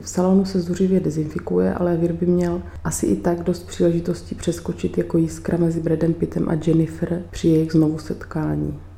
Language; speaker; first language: Czech; native; Czech